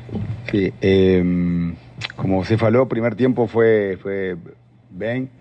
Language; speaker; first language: Portuguese; non-native, learner; Spanish